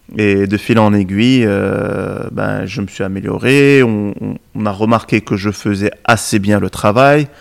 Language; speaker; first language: French; non-native, local second language; Arabic